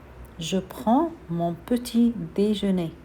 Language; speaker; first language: French; non-native, fluent; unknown